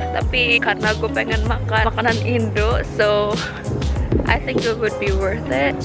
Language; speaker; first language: English; non-native, fluent; Indonesian